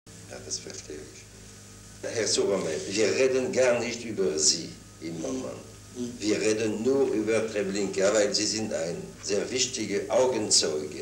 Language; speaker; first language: German; non-native, fluent; French